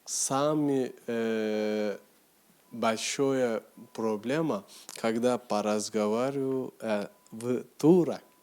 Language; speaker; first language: Russian; non-native, learner; Turkish